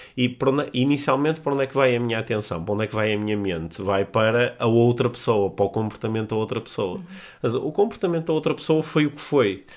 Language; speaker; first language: Portuguese; native; Portuguese